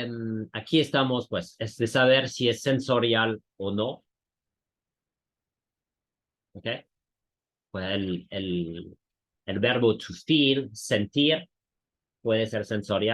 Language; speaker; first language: Spanish; non-native, fluent; French